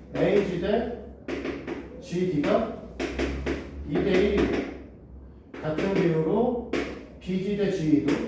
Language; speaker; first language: Korean; native; Korean